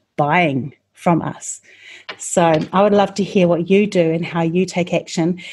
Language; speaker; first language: English; native; English